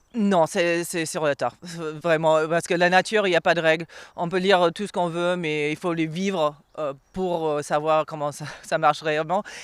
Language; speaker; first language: French; non-native, fluent; English